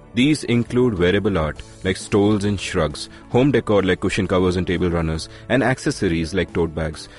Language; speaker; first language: English; non-native, local second language; Hindi